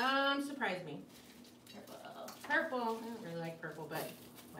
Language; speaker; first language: English; native; English